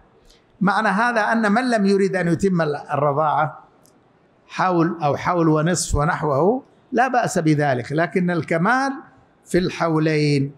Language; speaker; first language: Arabic; native; Arabic